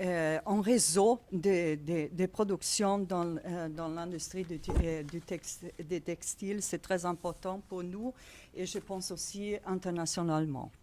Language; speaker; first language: French; non-native, fluent; Portuguese